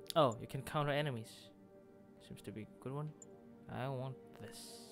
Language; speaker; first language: English; non-native, fluent; Vietnamese